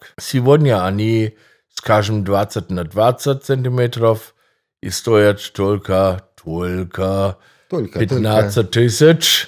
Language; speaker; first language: Russian; non-native, fluent; German